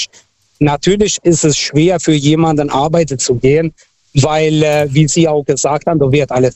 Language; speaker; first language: German; non-native, fluent; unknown